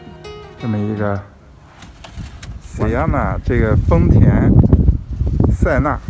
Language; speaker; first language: Chinese; native; Chinese